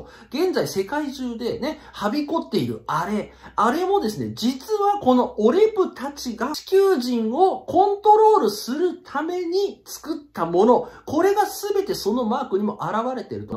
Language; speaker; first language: Japanese; native; Japanese